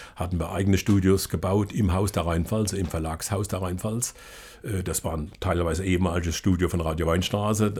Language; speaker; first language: German; native; German